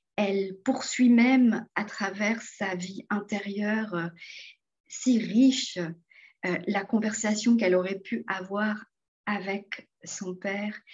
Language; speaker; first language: French; non-native, local second language; Morisyen